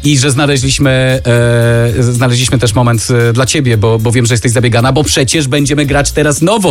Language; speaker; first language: Polish; native; Polish